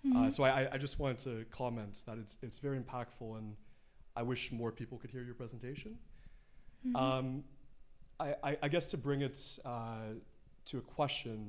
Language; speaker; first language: English; native; English